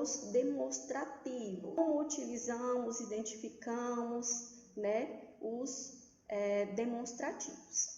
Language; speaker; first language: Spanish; non-native, fluent; Portuguese